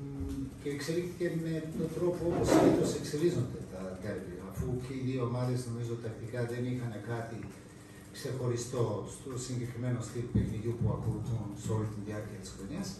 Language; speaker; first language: Greek; non-native, fluent; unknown